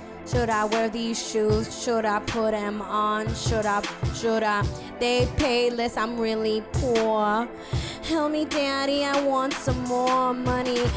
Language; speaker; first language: English; native; English